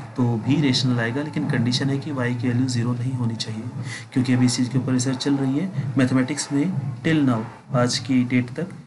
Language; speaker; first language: Hindi; native; Hindi